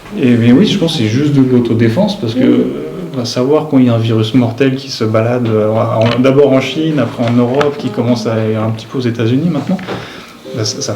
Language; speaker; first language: French; native; French